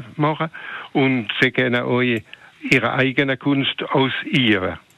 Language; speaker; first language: German; non-native, local second language; French